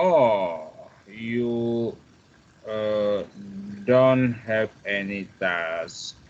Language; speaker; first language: English; non-native, fluent; Malay